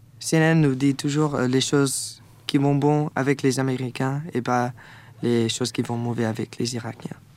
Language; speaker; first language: French; non-native, learner; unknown